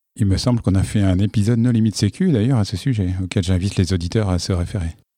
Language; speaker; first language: French; native; French